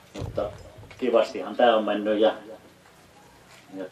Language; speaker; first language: Finnish; native; Finnish